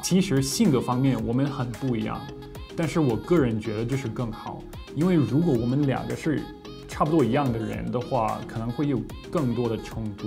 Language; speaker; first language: Chinese; non-native, fluent; English